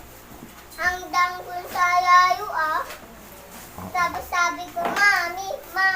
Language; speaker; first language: Filipino; non-native, local second language; Cebuano